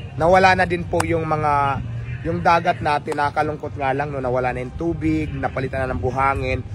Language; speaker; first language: Filipino; native; Filipino